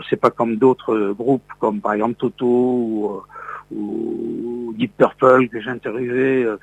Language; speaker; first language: French; native; French